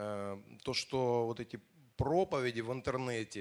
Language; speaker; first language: Russian; native; Russian